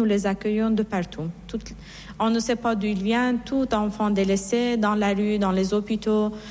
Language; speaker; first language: French; non-native, fluent; Persian